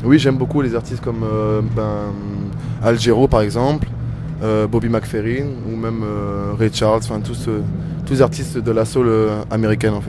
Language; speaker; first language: French; native; French